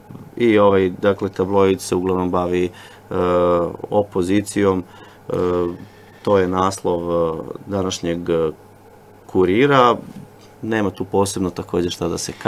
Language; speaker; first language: Serbian; native; Serbian